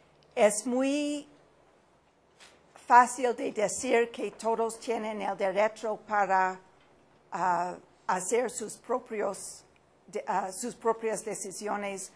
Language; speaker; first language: Spanish; non-native, fluent; English